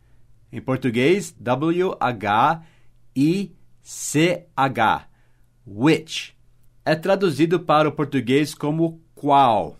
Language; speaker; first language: Portuguese; non-native, fluent; English